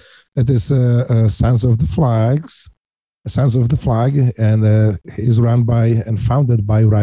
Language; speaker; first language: English; non-native, fluent; Polish